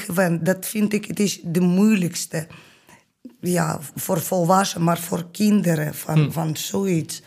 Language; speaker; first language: Dutch; non-native, learner; Ukrainian